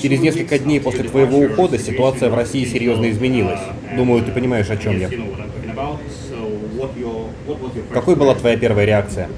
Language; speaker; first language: Russian; native; Russian